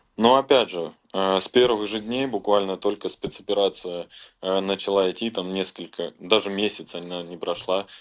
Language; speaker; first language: Russian; native; Russian